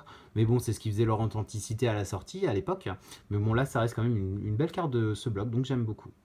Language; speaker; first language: French; native; French